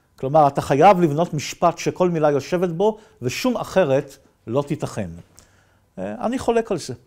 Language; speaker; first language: Hebrew; native; Hebrew